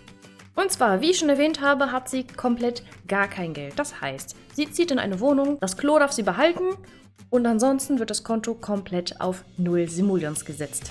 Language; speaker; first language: German; native; German